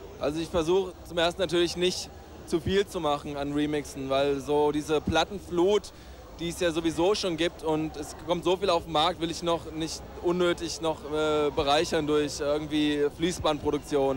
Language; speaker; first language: German; native; German